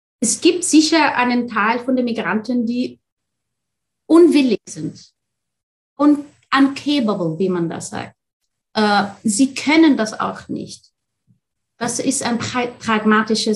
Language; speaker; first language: German; non-native, fluent; Arabic